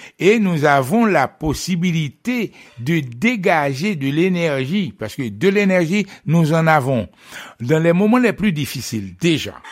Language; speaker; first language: French; non-native, local second language; Haitian Creole